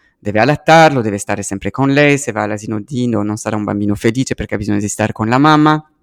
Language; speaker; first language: Italian; early bilingual, heritage; French